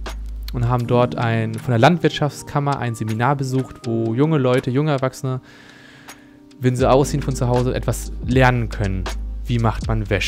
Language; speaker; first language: German; native; German